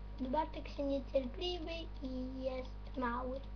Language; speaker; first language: Polish; native; Polish